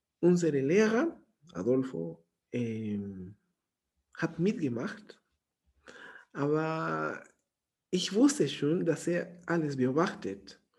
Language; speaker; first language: German; non-native, fluent; Spanish